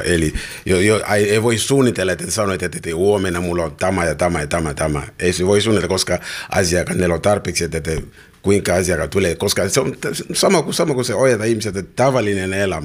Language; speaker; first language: Finnish; non-native, learner; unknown